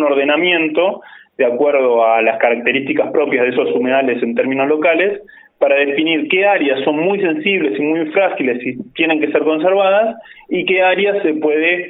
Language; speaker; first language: Spanish; native; Spanish